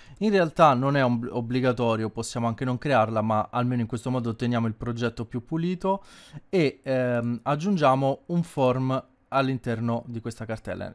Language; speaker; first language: Italian; native; Italian